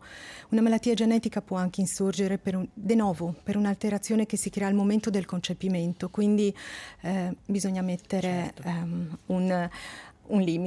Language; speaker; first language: Italian; native; Italian